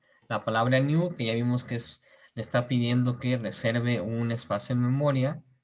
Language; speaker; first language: Spanish; native; Spanish